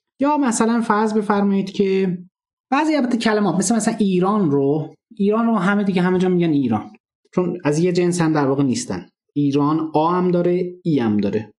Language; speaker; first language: Persian; non-native, local second language; Azerbaijani